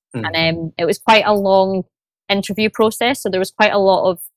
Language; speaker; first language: English; native; English